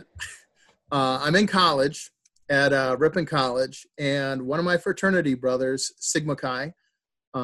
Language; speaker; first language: English; native; English